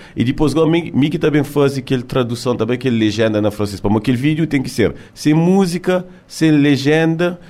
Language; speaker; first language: Portuguese; early bilingual, heritage; French